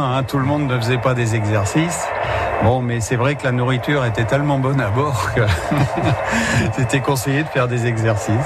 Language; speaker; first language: French; native; French